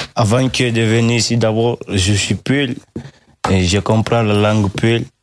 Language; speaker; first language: French; non-native, learner; Fula